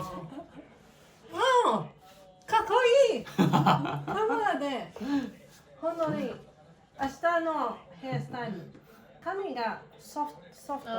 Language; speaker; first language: Japanese; non-native, learner; English